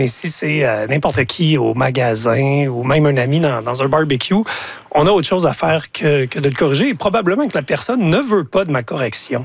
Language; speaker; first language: French; native; French